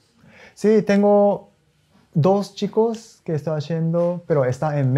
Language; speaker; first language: Spanish; non-native, learner; Japanese